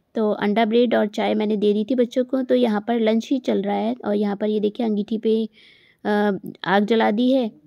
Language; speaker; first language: Hindi; native; Hindi